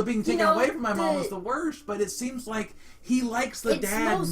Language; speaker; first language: English; native; English